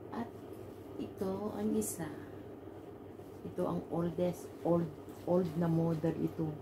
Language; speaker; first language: Filipino; non-native, local second language; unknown